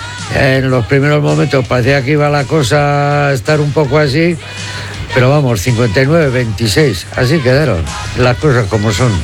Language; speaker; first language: Spanish; native; Spanish